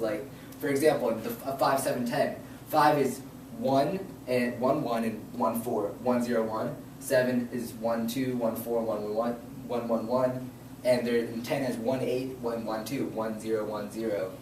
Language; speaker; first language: English; native; English